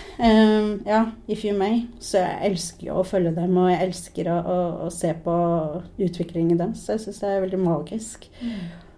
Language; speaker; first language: Norwegian; early bilingual, other home language; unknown